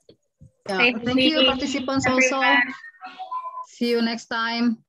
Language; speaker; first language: English; non-native, fluent; Indonesian